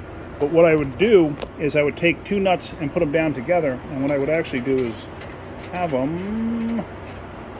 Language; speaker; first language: English; native; English